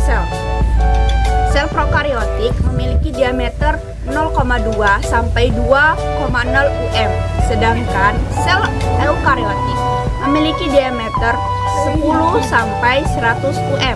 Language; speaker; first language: Indonesian; native; Indonesian